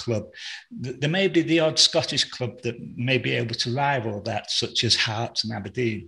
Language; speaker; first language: English; native; English